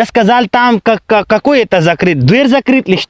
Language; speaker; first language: Russian; non-native, learner; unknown